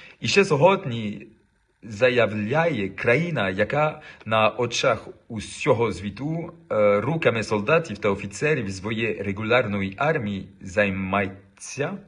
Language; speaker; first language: Ukrainian; non-native, learner; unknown